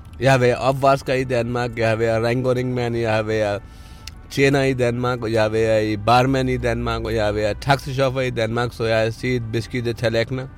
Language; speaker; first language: Danish; non-native, fluent; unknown